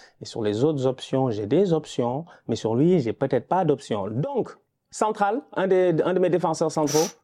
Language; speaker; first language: French; non-native, local second language; Wolof